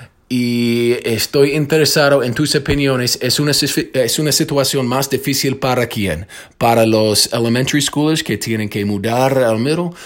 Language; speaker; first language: Spanish; non-native, fluent; English